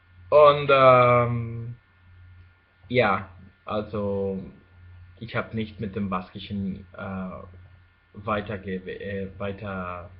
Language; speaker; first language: German; non-native, fluent; Spanish